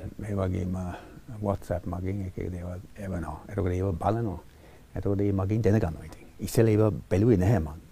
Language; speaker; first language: Sinhala; non-native, fluent; English